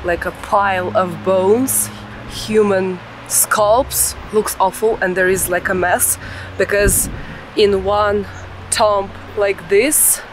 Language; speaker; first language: English; non-native, fluent; Russian